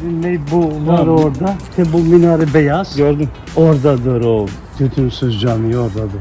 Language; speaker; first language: Turkish; non-native, learner; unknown